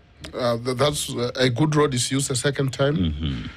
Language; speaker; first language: English; non-native, local second language; Luo (Kenya and Tanzania)